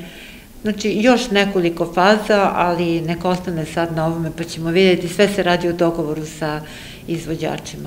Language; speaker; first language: Serbian; native; Serbian